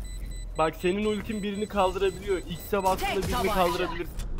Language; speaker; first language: Turkish; native; Turkish